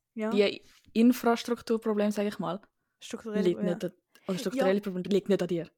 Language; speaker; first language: Swiss German; early bilingual, other home language; Sinhala